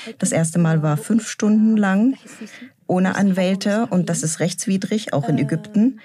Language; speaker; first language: German; non-native, fluent; Arabic